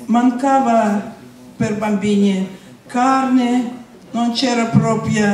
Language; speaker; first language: Italian; non-native, learner; Russian